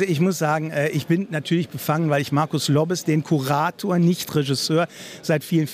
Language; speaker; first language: German; native; German